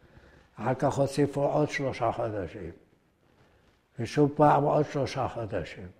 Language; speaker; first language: Hebrew; early bilingual, other home language; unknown